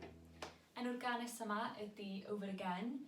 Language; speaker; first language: Welsh; native; Welsh